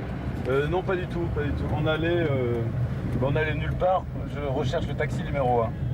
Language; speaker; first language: French; native; French